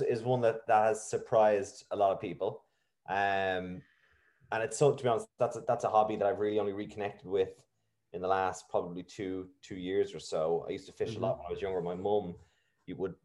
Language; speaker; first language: English; native; English